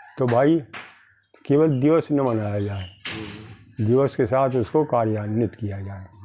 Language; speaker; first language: Hindi; native; Hindi